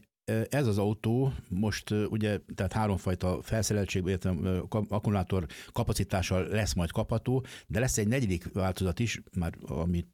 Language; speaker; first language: Hungarian; native; Hungarian